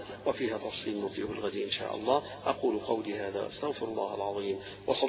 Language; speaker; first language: Arabic; native; Arabic